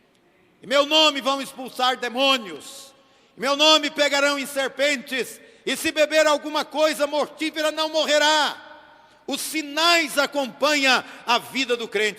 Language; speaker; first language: Portuguese; native; Portuguese